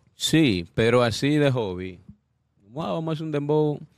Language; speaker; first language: Spanish; native; Spanish